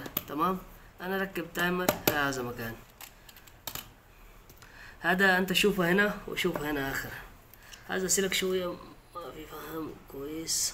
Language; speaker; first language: Arabic; non-native, learner; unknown